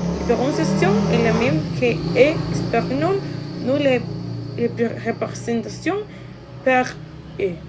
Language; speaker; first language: French; non-native, learner; Spanish